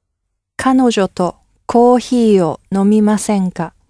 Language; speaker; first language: Japanese; non-native, learner; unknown